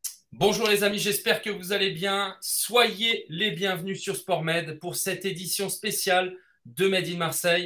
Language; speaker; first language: French; native; French